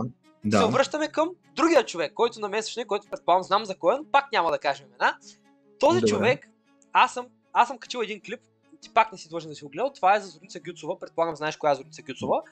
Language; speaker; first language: Bulgarian; native; Bulgarian